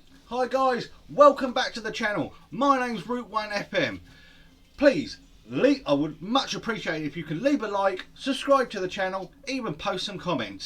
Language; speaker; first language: English; native; English